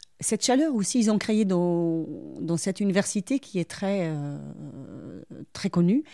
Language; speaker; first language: French; non-native, local second language; Arabic